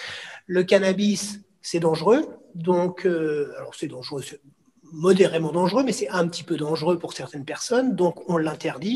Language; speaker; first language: French; native; French